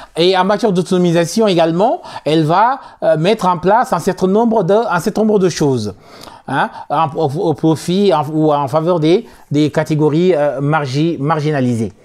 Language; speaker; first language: French; non-native, local second language; Soninke